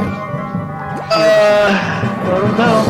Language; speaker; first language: English; native; English